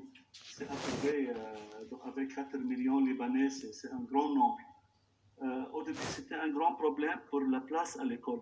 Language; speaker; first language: French; non-native, local second language; Arabic